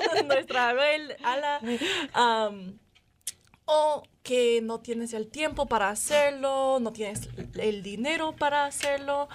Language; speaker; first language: Spanish; non-native, learner; English